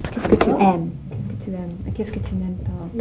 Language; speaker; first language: French; non-native, fluent; English